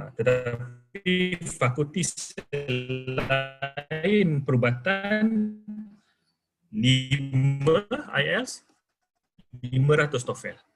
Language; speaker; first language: Malay; native; Malay